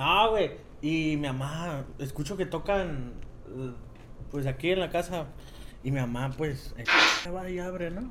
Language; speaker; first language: Spanish; native; Spanish